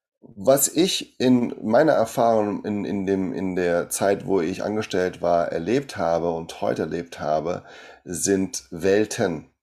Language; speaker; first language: German; early bilingual, other home language; Portuguese